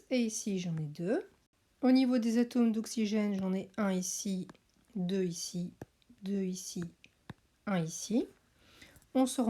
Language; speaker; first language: French; native; French